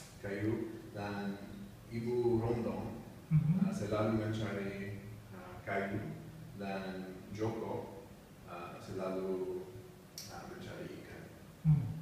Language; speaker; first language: Indonesian; non-native, learner; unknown